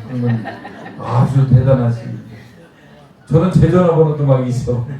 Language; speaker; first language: Korean; native; Korean